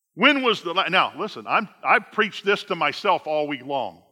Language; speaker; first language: English; native; English